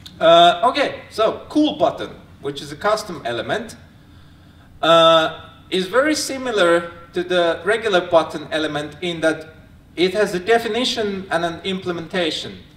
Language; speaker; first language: English; non-native, fluent; Finnish